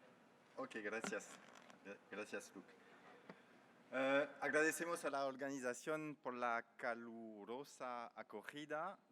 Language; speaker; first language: Spanish; non-native, fluent; French